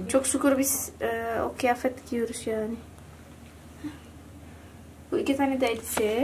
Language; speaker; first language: Turkish; non-native, learner; Indonesian